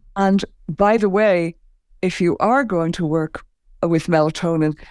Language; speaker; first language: English; native; English